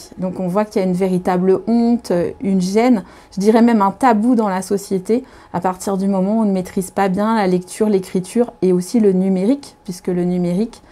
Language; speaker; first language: French; native; French